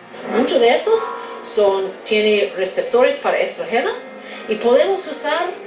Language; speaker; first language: Spanish; non-native, fluent; English